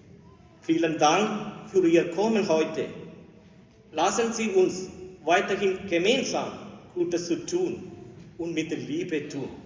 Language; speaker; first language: German; non-native, fluent; Malayalam